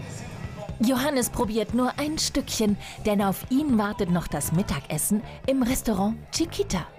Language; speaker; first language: German; native; German